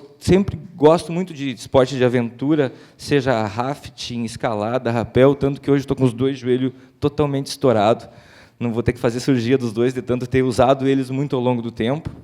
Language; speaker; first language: Portuguese; native; Portuguese